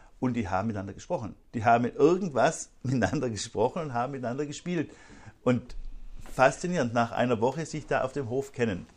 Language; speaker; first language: German; native; German